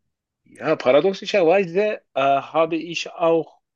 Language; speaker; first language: German; non-native, learner; Turkish